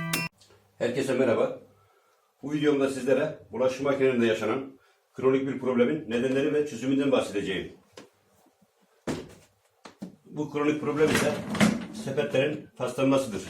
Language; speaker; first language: Turkish; native; Turkish